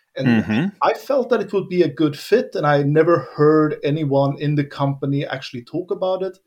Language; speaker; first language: English; non-native, fluent; Swedish